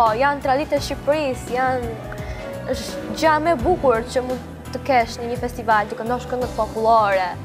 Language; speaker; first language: Albanian; native; Albanian